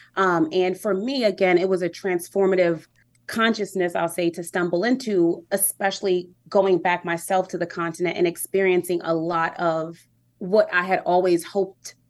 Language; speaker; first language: English; native; English